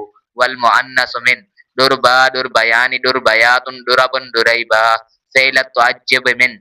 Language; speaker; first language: Arabic; non-native, learner; Urdu